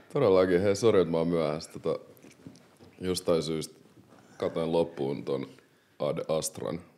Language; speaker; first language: Finnish; early bilingual, other home language; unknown